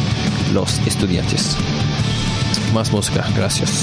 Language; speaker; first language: Spanish; non-native, learner; English